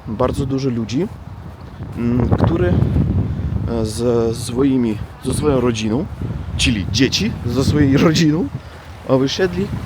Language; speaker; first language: Polish; non-native, fluent; Russian